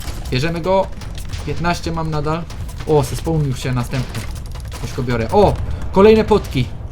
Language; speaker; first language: Polish; native; Polish